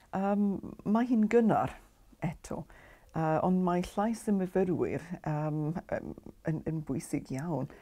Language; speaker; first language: Welsh; non-native, learner; English